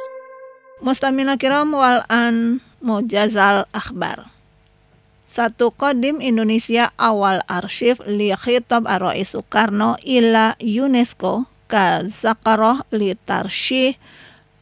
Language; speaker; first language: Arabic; non-native, fluent; Indonesian